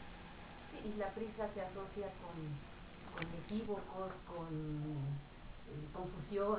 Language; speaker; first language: Spanish; native; Spanish